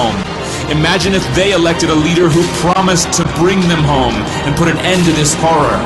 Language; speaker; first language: English; native; English